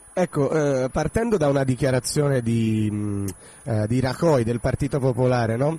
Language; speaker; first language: Italian; native; Italian